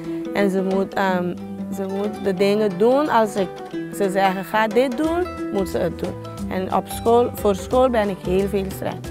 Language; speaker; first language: Dutch; non-native, local second language; Papiamento